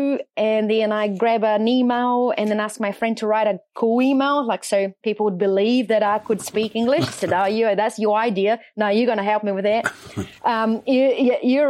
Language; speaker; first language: English; non-native, fluent; Portuguese